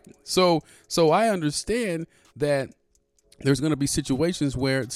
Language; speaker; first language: English; native; English